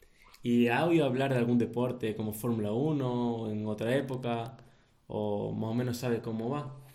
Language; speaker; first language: Spanish; native; Spanish